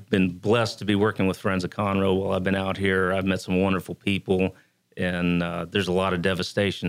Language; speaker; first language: English; native; English